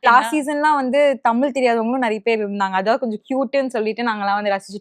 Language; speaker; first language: Tamil; native; Tamil